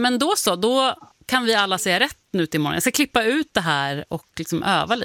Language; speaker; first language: Swedish; native; Swedish